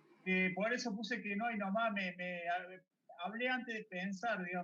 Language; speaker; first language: Spanish; native; Spanish